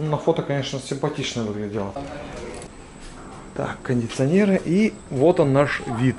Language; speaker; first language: Russian; native; Russian